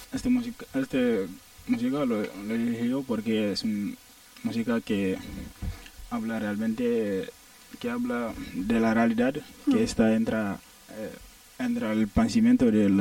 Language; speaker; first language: Spanish; non-native, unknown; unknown